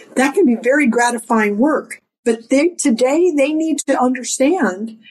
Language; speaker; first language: English; native; English